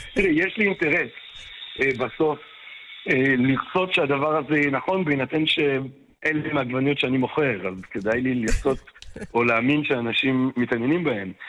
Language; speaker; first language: Hebrew; non-native, fluent; French